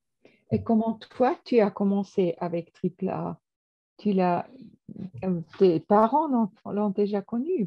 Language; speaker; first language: French; non-native, fluent; German